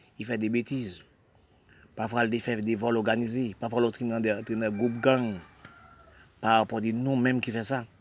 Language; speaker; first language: French; non-native, local second language; Haitian Creole